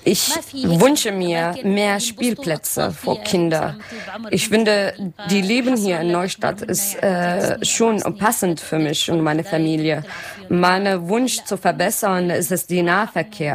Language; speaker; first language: German; non-native, learner; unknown